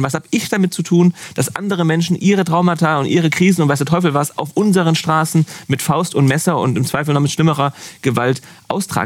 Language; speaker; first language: German; native; German